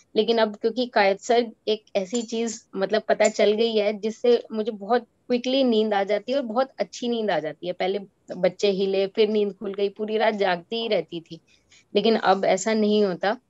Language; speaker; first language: Hindi; native; Hindi